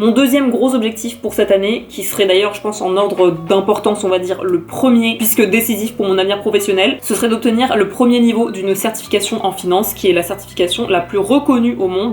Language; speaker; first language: French; native; French